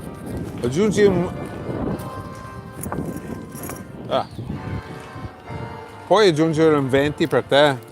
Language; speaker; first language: Italian; non-native, fluent; English